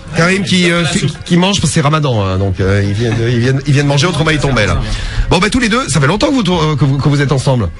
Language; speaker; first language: French; native; French